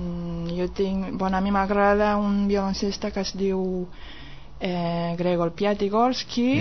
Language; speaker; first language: Catalan; non-native, fluent; Japanese